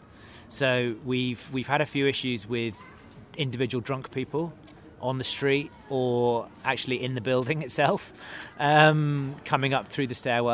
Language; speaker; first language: English; native; English